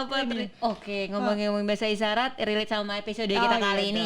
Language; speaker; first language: Indonesian; native; Indonesian